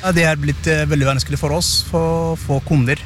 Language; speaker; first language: Norwegian; non-native, fluent; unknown